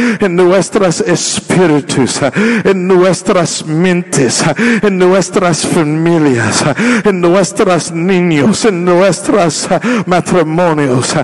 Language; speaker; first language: Spanish; non-native, learner; English